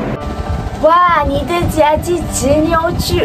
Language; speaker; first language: Chinese; non-native, learner; Malay